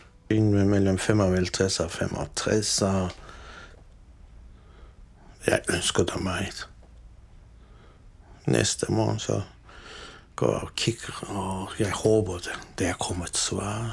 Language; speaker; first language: Danish; non-native, fluent; Turkish